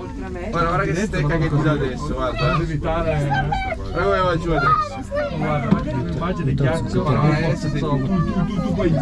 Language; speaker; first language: Italian; native; Italian